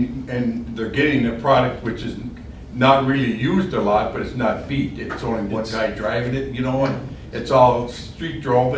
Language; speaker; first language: English; native; English